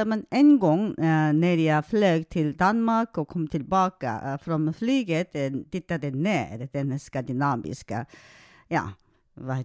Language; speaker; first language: Swedish; non-native, fluent; Korean